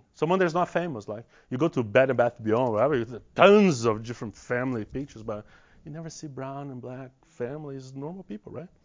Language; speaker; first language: English; non-native, fluent; Portuguese